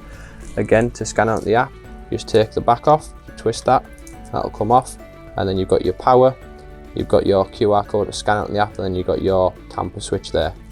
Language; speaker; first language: English; native; English